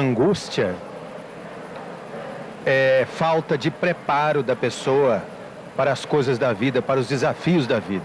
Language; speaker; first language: Portuguese; native; Portuguese